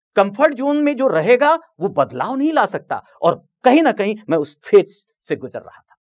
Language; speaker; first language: Hindi; native; Hindi